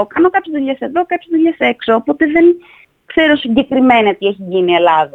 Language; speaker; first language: Greek; native; Greek